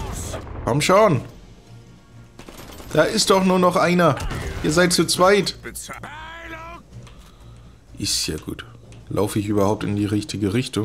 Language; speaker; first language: German; native; German